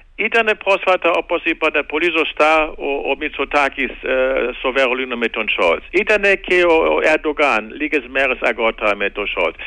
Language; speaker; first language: Greek; non-native, fluent; German